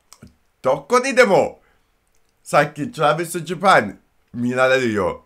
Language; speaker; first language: Japanese; non-native, learner; English